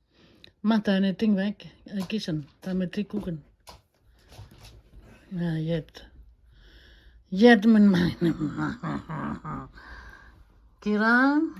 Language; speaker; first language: German; non-native, learner; Indonesian